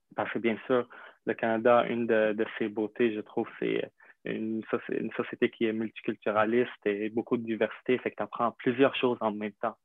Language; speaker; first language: French; non-native, fluent; Arabic